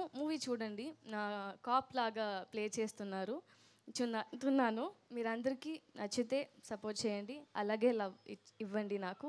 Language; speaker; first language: Telugu; non-native, fluent; Tamil